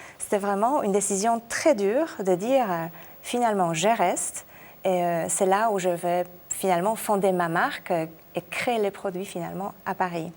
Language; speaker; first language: French; non-native, fluent; Polish